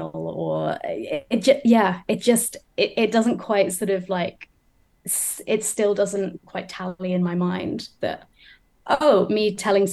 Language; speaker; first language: English; native; English